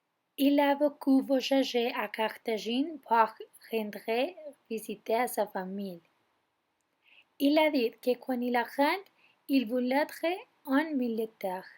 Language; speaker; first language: French; non-native, learner; Spanish